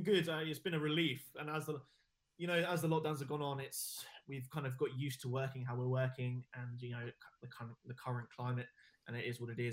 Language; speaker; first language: English; native; English